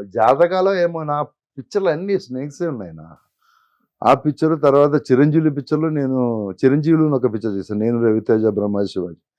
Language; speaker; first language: Telugu; non-native, fluent; Malayalam